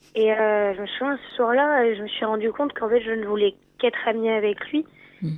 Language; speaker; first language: French; native; French